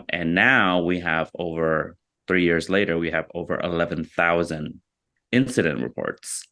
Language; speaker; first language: English; early bilingual, other home language; Vietnamese